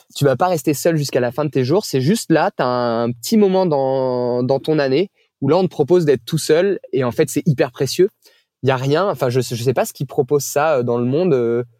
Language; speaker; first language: French; native; French